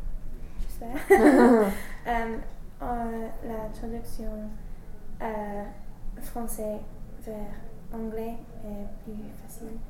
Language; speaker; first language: French; non-native, learner; English